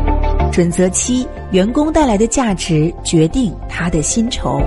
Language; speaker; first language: Chinese; native; Chinese